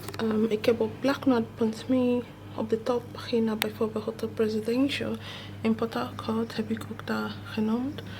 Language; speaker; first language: Dutch; non-native, learner; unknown